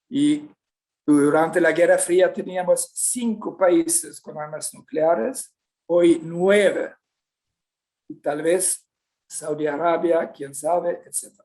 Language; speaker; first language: Spanish; non-native, fluent; Swedish